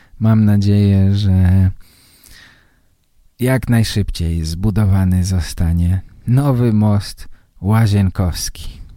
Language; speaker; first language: Polish; native; Polish